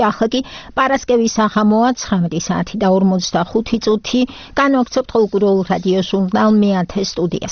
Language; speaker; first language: Georgian; native; Georgian